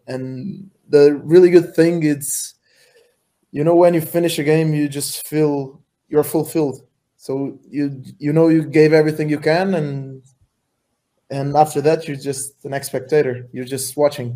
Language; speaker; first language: English; non-native, fluent; Portuguese